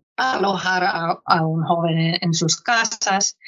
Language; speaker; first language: Spanish; non-native, fluent; English